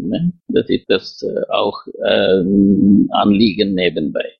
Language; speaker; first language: German; non-native, fluent; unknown